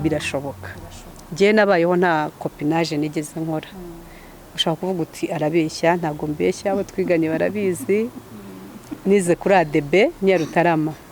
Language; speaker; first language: Kinyarwanda; early bilingual, heritage; Kinyarwanda